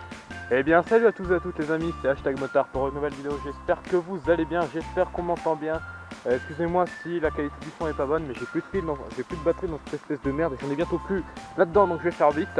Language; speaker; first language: French; native; French